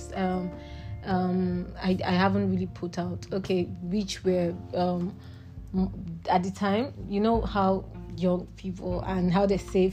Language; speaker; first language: English; non-native, local second language; Igbo